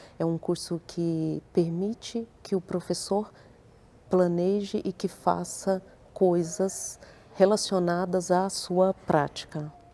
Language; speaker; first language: Portuguese; native; Portuguese